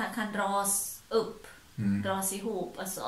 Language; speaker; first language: Swedish; non-native, learner; Thai